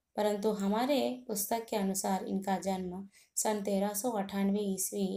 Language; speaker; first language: Hindi; non-native, local second language; Telugu